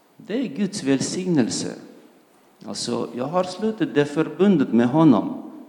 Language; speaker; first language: Swedish; non-native, fluent; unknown